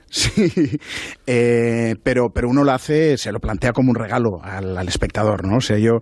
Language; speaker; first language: Spanish; native; Spanish